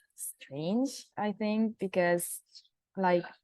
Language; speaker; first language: English; non-native, fluent; Japanese